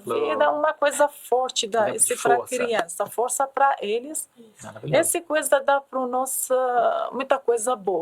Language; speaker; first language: Portuguese; non-native, learner; Arabic